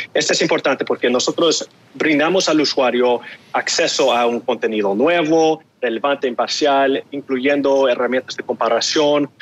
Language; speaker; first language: Spanish; early bilingual, heritage; Spanish